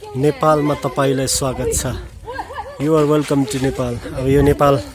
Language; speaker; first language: Nepali; native; Nepali